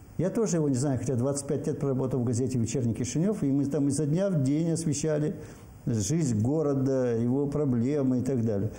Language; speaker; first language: Russian; native; Russian